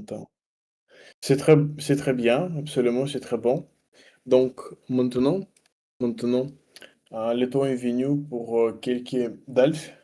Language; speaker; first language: French; non-native, learner; Russian